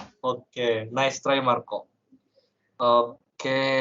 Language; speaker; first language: English; non-native, learner; Indonesian